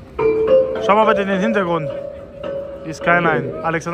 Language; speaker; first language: German; native; German